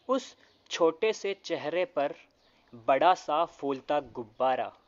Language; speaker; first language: Hindi; native; Hindi